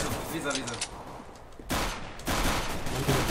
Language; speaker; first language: Polish; native; Polish